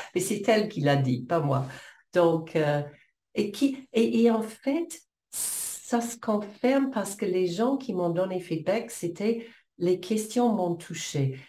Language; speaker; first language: French; non-native, fluent; English